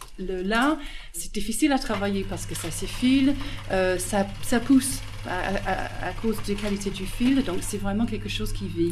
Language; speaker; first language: French; non-native, fluent; English